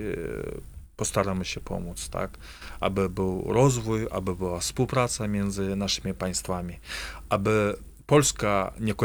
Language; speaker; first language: Polish; non-native, fluent; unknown